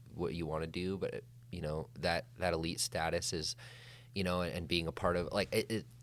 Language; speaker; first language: English; native; English